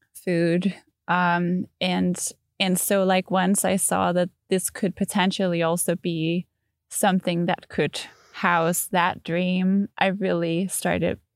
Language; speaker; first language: English; non-native, fluent; Danish